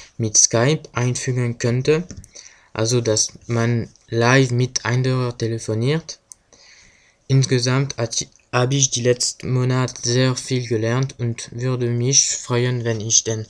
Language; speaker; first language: German; non-native, learner; French